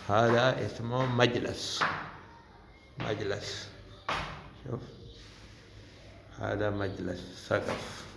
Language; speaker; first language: Arabic; non-native, learner; Urdu